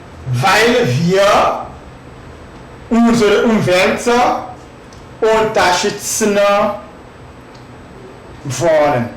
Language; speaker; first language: German; non-native, fluent; French